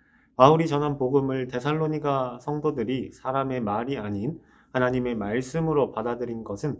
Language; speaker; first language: Korean; native; Korean